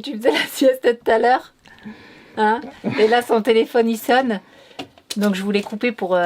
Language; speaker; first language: French; native; French